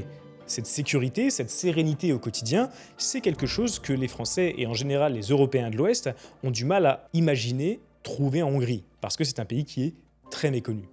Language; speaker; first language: French; native; French